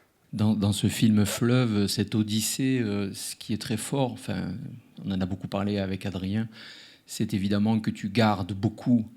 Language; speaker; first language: French; native; French